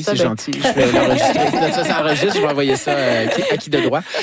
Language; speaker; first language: French; native; French